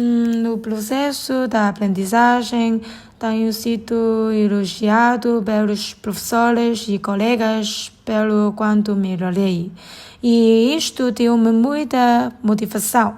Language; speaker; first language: Portuguese; non-native, learner; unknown